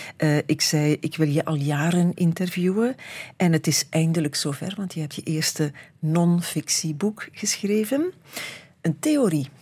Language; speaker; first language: Dutch; native; Dutch